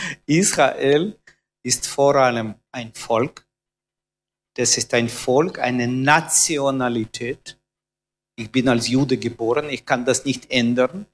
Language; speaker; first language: German; non-native, fluent; Russian